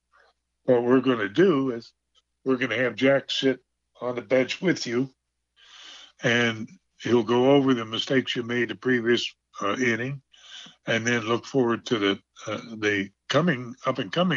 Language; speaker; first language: English; native; English